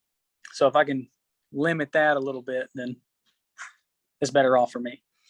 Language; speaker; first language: English; native; English